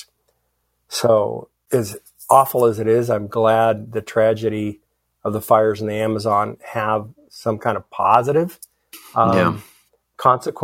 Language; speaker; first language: English; native; English